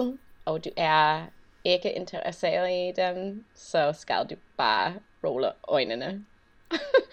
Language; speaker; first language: Danish; non-native, learner; English